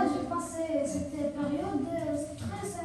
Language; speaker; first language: French; non-native, learner; Arabic